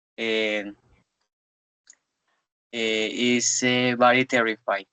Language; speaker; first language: English; non-native, learner; Spanish